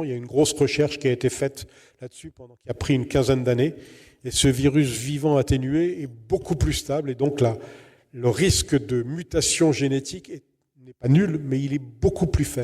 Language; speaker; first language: French; native; French